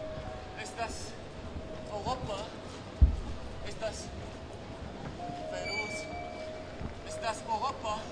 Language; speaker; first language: German; non-native, learner; Arabic